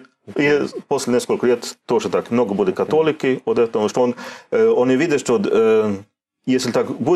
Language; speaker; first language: Russian; non-native, learner; Swedish